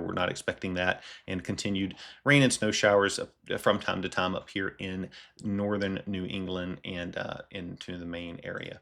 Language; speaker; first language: English; native; English